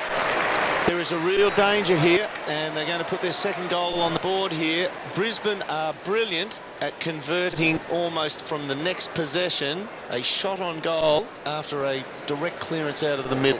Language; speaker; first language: English; native; English